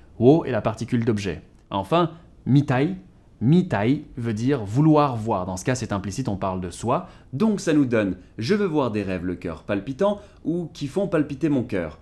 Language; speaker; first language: French; native; French